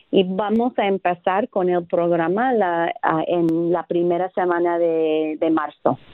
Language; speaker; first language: Spanish; non-native, fluent; English